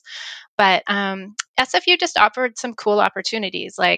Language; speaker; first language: English; native; English